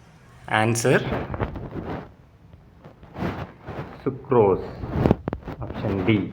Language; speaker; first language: Tamil; native; Tamil